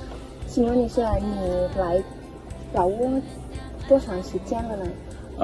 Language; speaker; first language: Chinese; non-native, learner; Lao